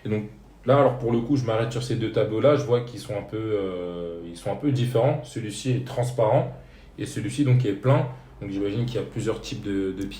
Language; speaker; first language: French; native; French